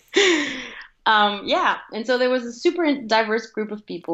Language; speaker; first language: English; non-native, fluent; Portuguese